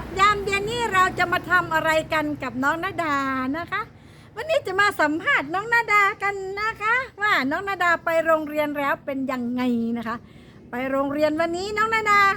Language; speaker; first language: Thai; native; Thai